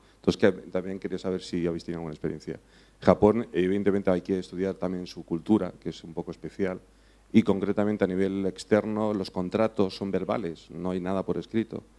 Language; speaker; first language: Spanish; non-native, fluent; English